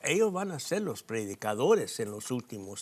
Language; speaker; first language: Spanish; non-native, fluent; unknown